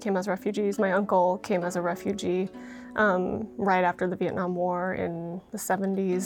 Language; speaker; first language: English; early bilingual, other home language; Vietnamese